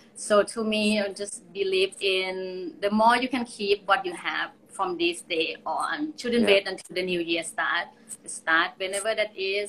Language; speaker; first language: English; non-native, fluent; Thai